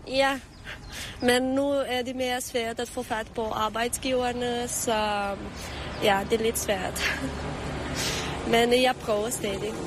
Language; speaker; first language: Danish; early bilingual, other home language; Romanian